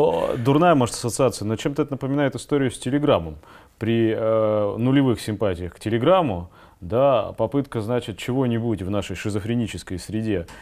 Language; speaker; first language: Russian; native; Russian